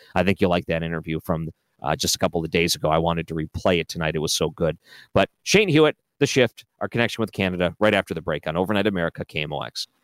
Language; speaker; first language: English; native; English